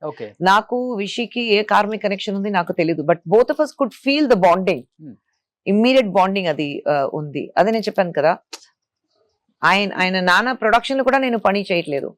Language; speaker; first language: Telugu; non-native, local second language; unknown